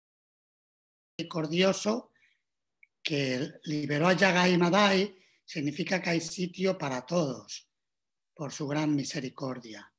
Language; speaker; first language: Spanish; native; Spanish